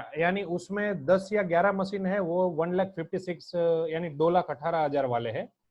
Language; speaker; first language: Hindi; non-native, local second language; Gujarati